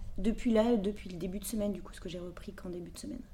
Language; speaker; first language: French; native; French